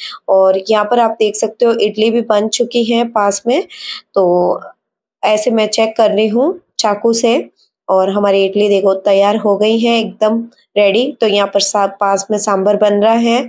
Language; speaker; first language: Hindi; native; Hindi